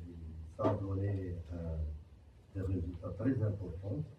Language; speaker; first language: French; non-native, local second language; Arabic